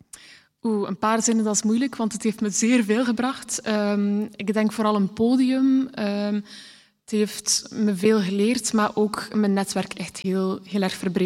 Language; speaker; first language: Dutch; native; Dutch